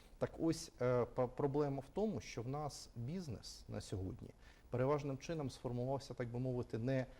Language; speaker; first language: Ukrainian; native; Ukrainian